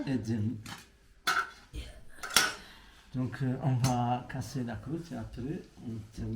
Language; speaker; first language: French; non-native, local second language; Arabic